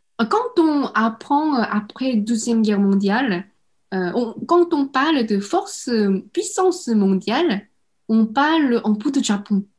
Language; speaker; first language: French; non-native, fluent; Korean